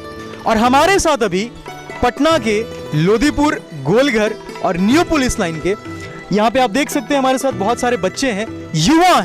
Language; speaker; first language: Hindi; native; Hindi